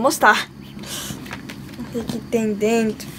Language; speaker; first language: Portuguese; early bilingual, heritage; Portuguese